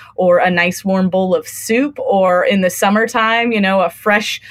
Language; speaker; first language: English; native; English